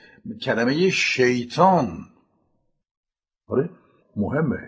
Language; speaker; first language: Persian; non-native, fluent; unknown